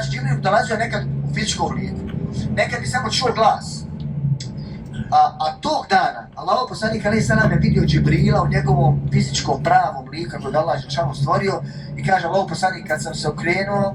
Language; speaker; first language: Bosnian; native; Bosnian